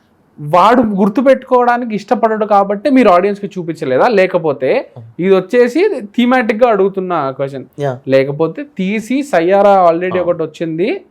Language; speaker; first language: Telugu; native; Telugu